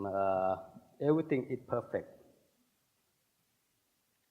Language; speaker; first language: English; non-native, learner; Thai